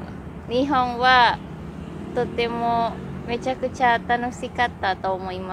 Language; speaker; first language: Japanese; non-native, learner; Indonesian